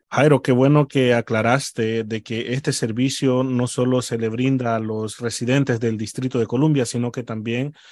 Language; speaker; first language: Spanish; native; Spanish